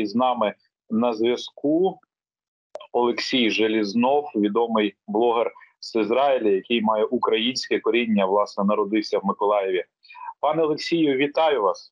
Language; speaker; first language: Ukrainian; native; Ukrainian